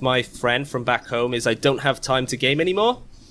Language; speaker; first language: English; native; English